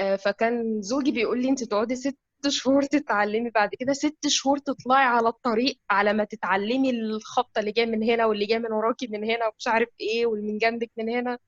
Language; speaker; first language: Arabic; native; Arabic